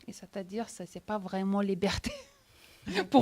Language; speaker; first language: French; non-native, learner; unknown